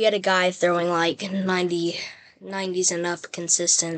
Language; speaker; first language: English; native; English